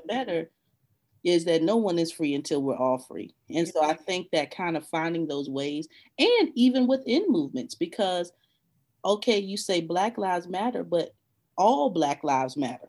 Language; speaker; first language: English; native; English